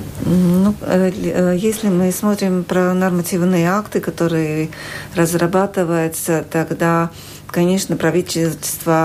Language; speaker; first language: Russian; non-native, local second language; Latvian